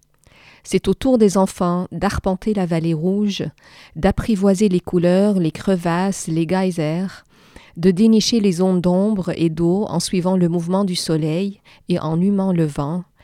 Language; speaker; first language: French; non-native, fluent; Arabic